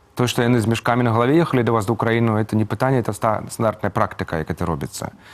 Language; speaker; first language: Belarusian; native; Belarusian